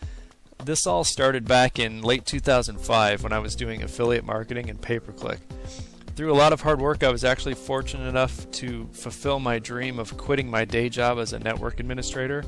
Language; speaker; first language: English; native; English